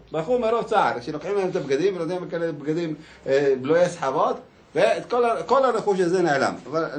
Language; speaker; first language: Hebrew; early bilingual, other home language; Arabic